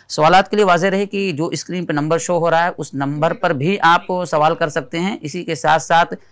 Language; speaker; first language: Hindi; native; Hindi